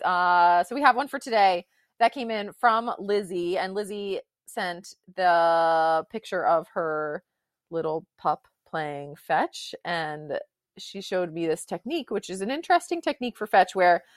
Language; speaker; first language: English; native; English